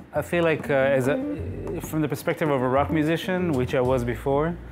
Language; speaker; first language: English; non-native, fluent; Hebrew